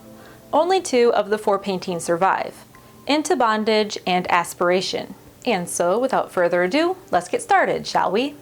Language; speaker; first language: English; native; English